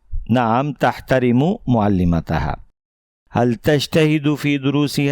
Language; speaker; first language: Arabic; non-native, fluent; Urdu